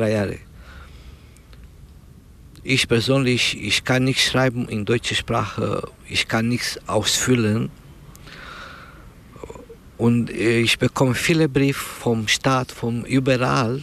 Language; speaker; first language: German; non-native, learner; Romanian